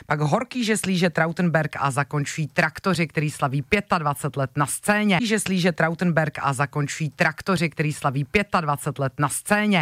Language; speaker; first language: Czech; native; Czech